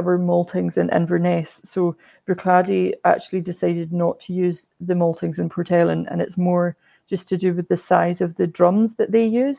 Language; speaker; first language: English; native; English